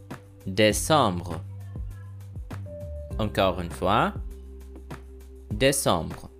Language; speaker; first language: French; non-native, fluent; Portuguese